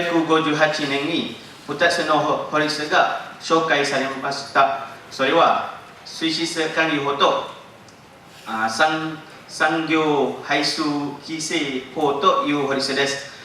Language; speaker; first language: Japanese; non-native, learner; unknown